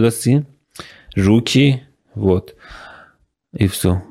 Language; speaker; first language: Russian; non-native, learner; Persian